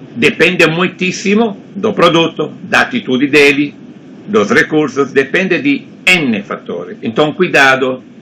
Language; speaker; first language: Portuguese; non-native, fluent; Italian